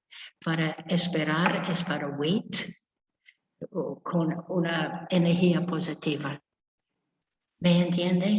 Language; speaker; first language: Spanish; non-native, fluent; English